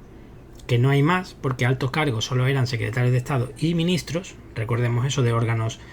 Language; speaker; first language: Spanish; native; Spanish